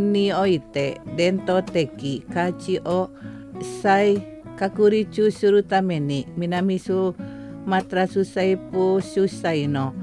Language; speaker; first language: Japanese; non-native, fluent; Indonesian